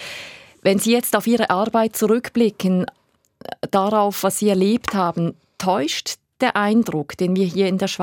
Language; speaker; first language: German; native; German